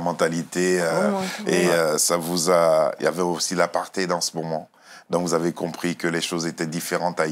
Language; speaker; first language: French; native; French